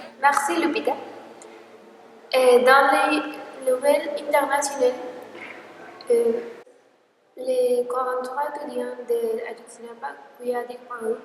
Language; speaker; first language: French; non-native, learner; Spanish